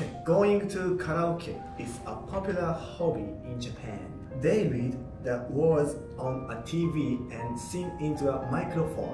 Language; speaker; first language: English; non-native, learner; Japanese